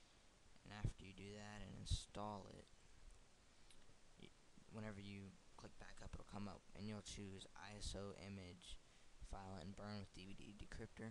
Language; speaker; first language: English; native; English